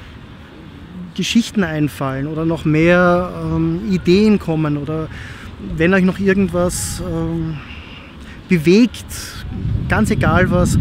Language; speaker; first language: German; native; German